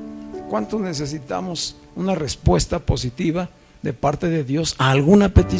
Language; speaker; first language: Spanish; native; Spanish